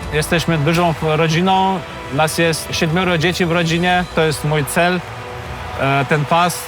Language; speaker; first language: Polish; early bilingual, other home language; Chechen